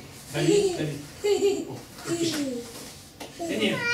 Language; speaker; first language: Hebrew; non-native, learner; Russian